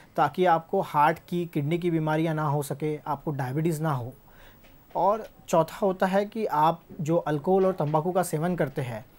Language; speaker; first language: Hindi; native; Hindi